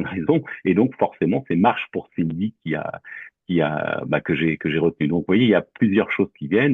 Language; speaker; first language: French; native; French